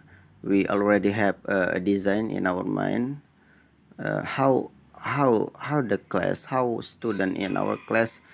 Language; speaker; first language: English; non-native, learner; Indonesian